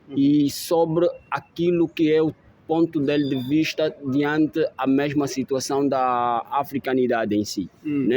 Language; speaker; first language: Portuguese; native; Portuguese